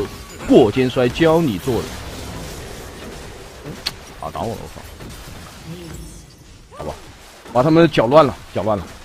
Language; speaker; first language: Chinese; native; Chinese